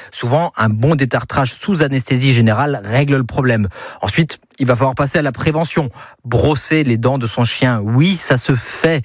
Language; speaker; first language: French; native; French